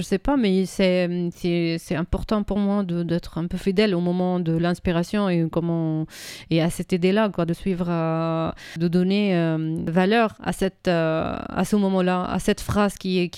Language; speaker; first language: French; non-native, fluent; Arabic